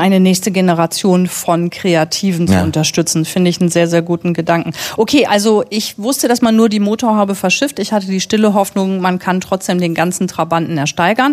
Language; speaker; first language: German; native; German